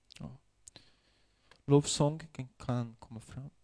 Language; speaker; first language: Swedish; non-native, fluent; Portuguese